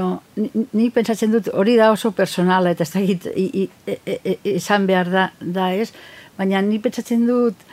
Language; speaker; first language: Basque; non-native, fluent; Catalan